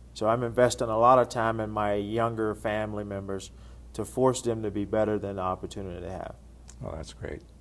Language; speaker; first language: English; native; English